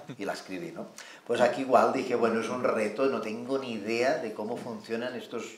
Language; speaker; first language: Spanish; non-native, local second language; Catalan